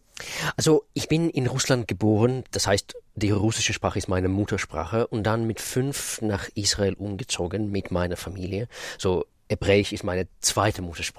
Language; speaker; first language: German; non-native, fluent; Russian